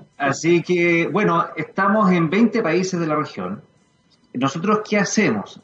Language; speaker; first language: Spanish; native; Spanish